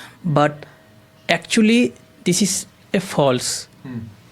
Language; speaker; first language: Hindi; non-native, learner; Bangla